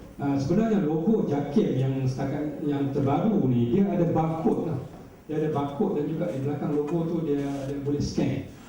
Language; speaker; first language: Malay; native; Malay